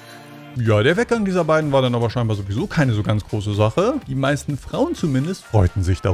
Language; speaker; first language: German; native; German